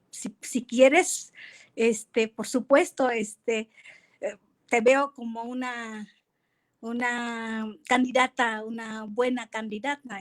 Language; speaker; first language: Spanish; non-native, fluent; Indonesian